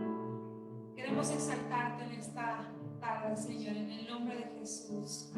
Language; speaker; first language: Spanish; native; Spanish